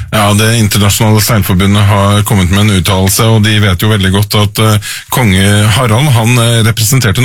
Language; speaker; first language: Norwegian; native; Norwegian